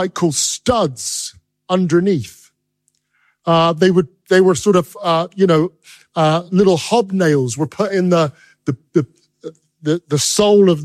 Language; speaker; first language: English; native; English